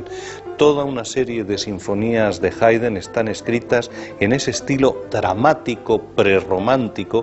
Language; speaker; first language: Spanish; native; Spanish